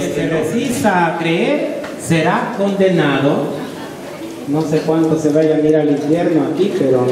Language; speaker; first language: Spanish; native; Spanish